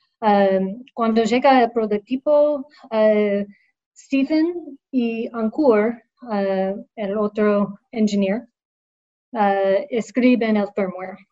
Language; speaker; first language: Spanish; non-native, learner; English